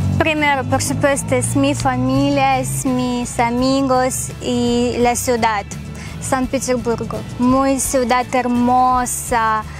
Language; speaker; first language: Spanish; non-native, learner; Russian